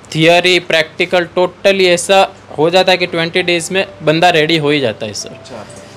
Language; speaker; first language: Hindi; non-native, local second language; Gujarati